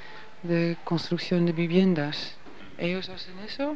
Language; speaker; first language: Spanish; non-native, learner; Dutch